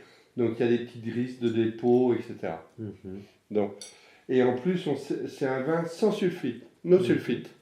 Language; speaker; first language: French; native; French